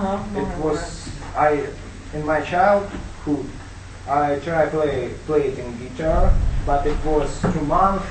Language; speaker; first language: English; non-native, learner; Russian